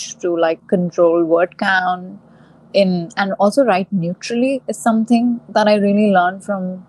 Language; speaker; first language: English; non-native, local second language; Hindi